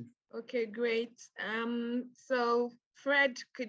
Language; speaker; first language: English; non-native, local second language; Yoruba